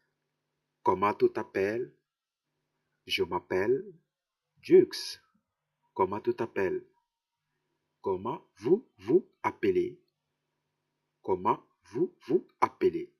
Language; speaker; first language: French; non-native, fluent; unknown